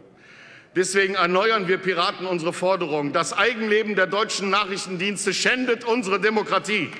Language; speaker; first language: German; native; German